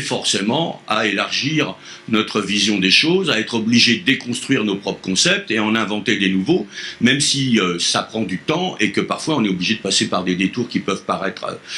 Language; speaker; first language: French; native; French